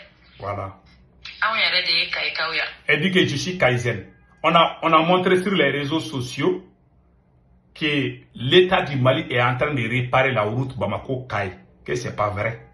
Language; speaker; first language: French; non-native, local second language; Bambara